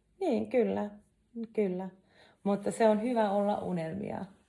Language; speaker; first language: Finnish; native; Finnish